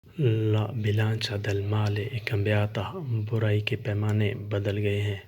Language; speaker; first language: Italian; non-native, learner; Urdu